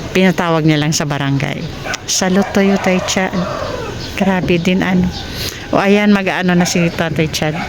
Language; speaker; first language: Filipino; native; Filipino